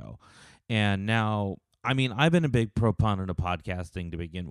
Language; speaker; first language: English; native; English